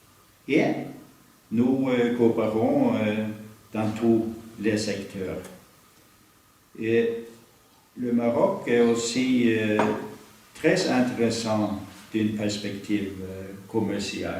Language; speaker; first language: French; non-native, fluent; Norwegian